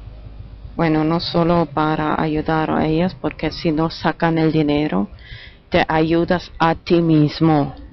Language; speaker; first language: Spanish; non-native, learner; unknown